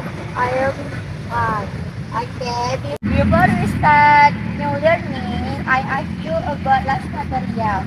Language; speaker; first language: English; non-native, learner; Indonesian